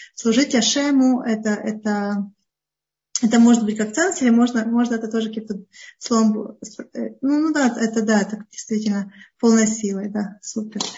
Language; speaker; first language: Russian; early bilingual, heritage; Russian